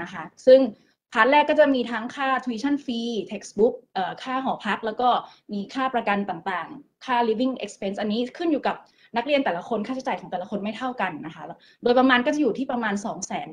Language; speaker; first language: Thai; native; Thai